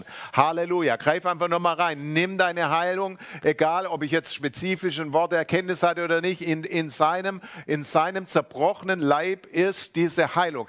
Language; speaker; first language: German; native; German